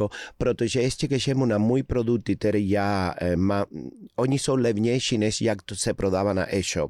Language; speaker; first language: Czech; non-native, fluent; Spanish